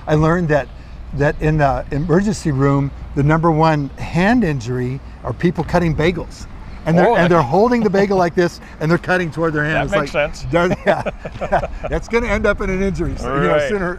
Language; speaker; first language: English; native; English